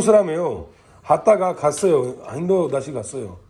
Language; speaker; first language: Korean; non-native, learner; Hindi